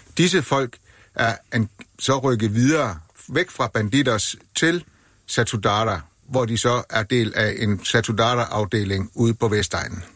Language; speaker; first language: Danish; native; Danish